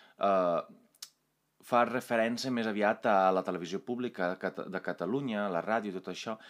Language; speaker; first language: Catalan; non-native, fluent; Italian